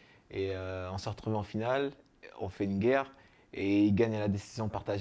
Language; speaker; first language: French; native; French